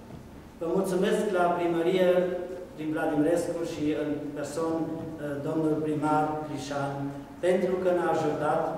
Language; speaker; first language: Romanian; non-native, local second language; German